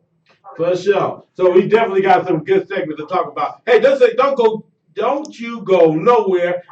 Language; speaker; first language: English; native; English